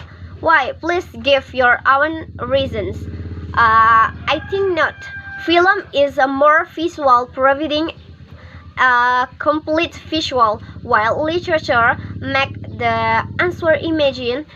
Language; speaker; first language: English; non-native, learner; Indonesian